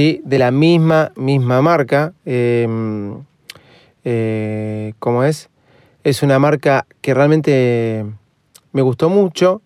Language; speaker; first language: Spanish; native; Spanish